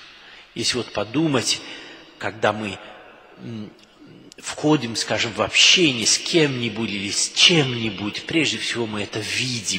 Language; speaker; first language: Russian; non-native, fluent; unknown